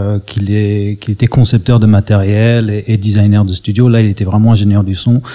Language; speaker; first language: French; early bilingual, other home language; English